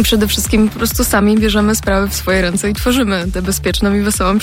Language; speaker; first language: Polish; native; Polish